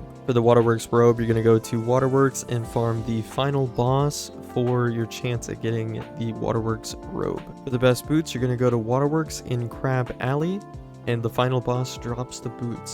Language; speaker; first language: English; native; English